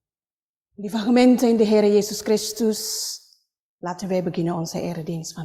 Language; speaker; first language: Dutch; non-native, learner; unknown